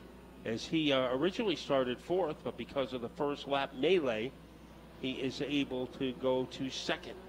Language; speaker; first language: English; native; English